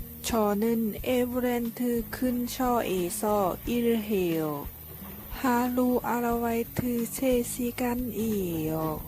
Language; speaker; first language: Korean; non-native, learner; Vietnamese